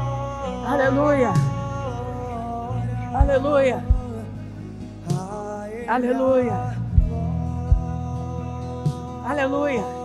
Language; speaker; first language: Portuguese; native; Portuguese